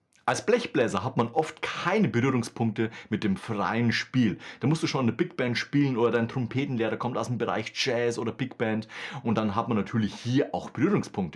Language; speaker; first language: German; native; German